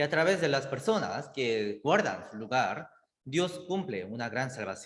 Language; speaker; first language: Spanish; native; Spanish